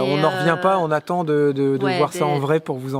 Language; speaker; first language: French; native; French